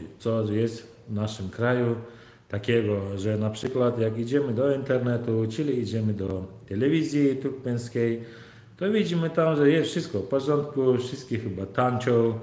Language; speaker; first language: Polish; non-native, fluent; Turkmen